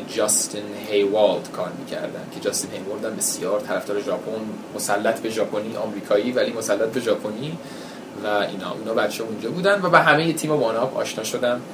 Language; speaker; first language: Persian; early bilingual, heritage; Persian